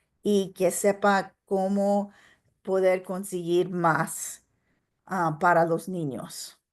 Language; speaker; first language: Spanish; non-native, local second language; English